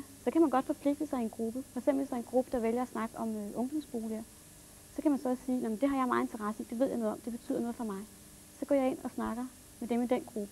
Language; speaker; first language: Danish; native; Danish